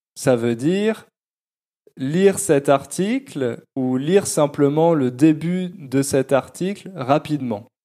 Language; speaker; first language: French; native; French